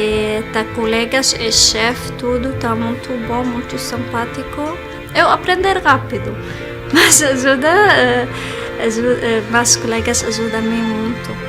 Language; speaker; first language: Portuguese; non-native, learner; Arabic